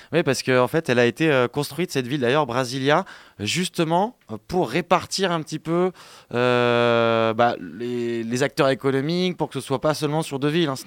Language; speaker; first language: French; native; French